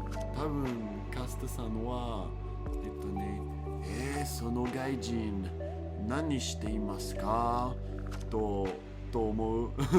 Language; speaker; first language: Japanese; non-native, learner; French